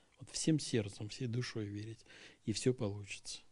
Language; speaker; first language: Russian; native; Russian